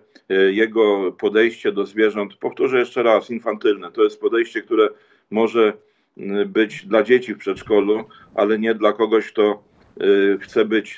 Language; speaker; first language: Polish; native; Polish